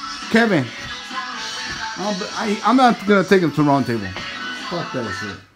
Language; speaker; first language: English; early bilingual, other home language; Spanish